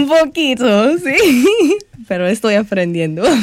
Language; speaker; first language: Spanish; non-native, learner; English